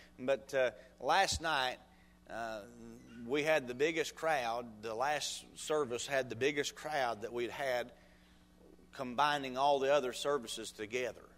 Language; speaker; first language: English; native; English